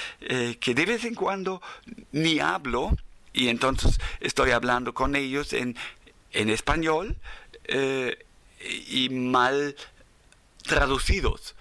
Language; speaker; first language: Spanish; non-native, fluent; German